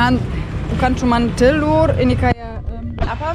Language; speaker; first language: Indonesian; non-native, fluent; German